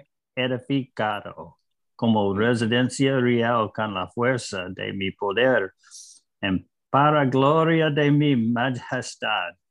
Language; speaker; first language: Spanish; non-native, learner; English